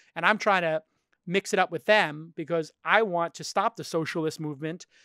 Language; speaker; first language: English; native; English